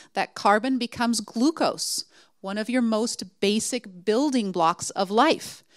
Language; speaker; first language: English; native; English